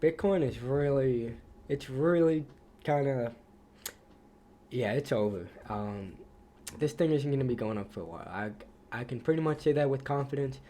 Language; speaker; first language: English; native; English